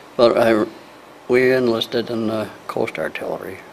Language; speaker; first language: English; native; English